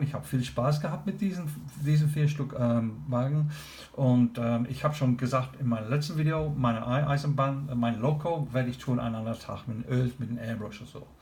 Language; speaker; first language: German; non-native, learner; English